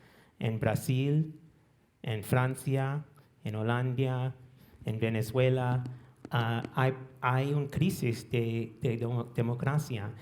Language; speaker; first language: Spanish; non-native, learner; English